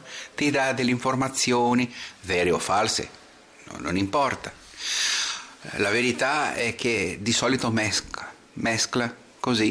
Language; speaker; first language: Italian; non-native, fluent; Portuguese